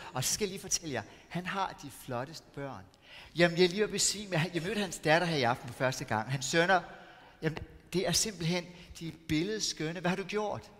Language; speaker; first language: Danish; native; Danish